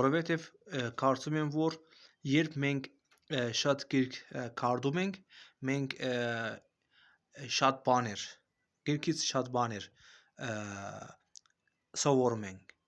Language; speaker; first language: Armenian; non-native, learner; Azerbaijani